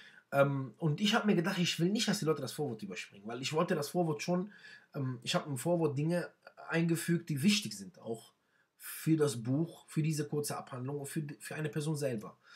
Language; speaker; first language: German; non-native, fluent; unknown